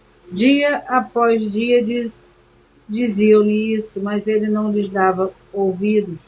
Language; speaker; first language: Portuguese; native; Portuguese